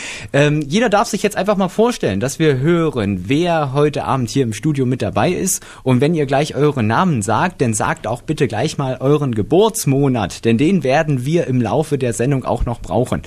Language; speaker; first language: German; native; German